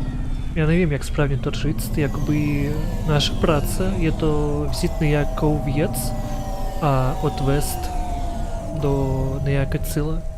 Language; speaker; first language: Czech; non-native, local second language; Ukrainian